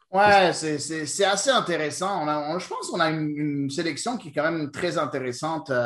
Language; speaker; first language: French; native; French